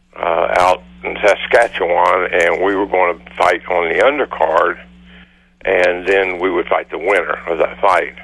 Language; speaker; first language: English; native; English